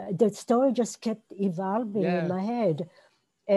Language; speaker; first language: English; non-native, fluent; Hebrew